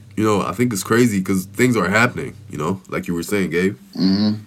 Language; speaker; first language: English; non-native, local second language; Yoruba